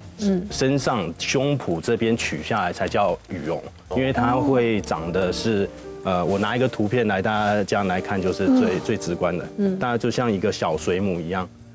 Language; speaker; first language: Chinese; native; Chinese